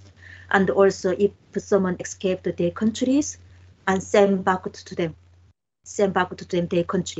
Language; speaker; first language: English; non-native, learner; Korean